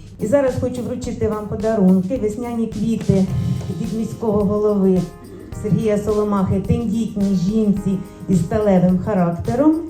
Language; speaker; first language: Ukrainian; native; Ukrainian